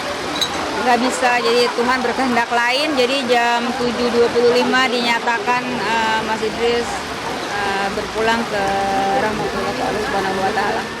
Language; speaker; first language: Indonesian; native; Indonesian